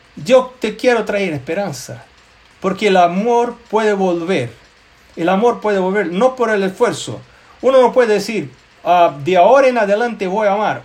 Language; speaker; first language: Spanish; non-native, fluent; Portuguese